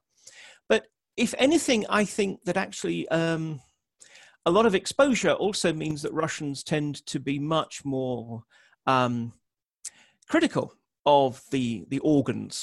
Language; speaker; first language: English; native; English